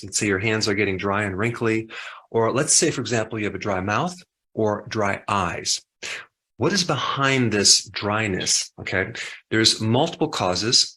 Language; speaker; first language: English; native; English